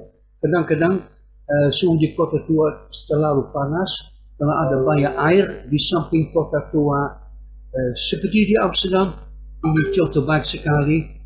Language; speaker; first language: Indonesian; non-native, fluent; Dutch